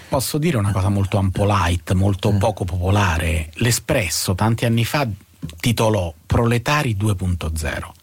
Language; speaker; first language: Italian; native; Italian